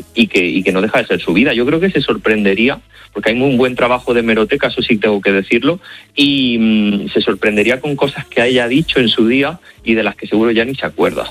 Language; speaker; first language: Spanish; native; Spanish